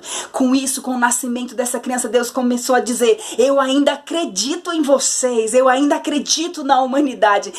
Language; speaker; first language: Portuguese; native; Portuguese